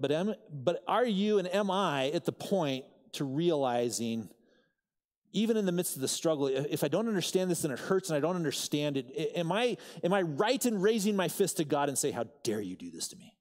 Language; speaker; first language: English; native; English